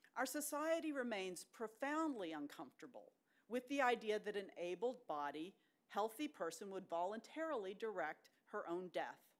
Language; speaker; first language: English; native; English